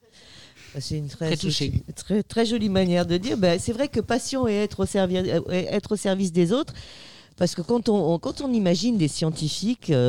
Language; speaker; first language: French; native; French